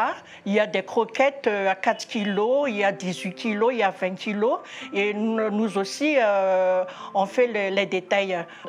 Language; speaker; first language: French; non-native, local second language; Malagasy